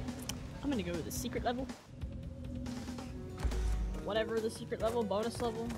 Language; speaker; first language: English; native; English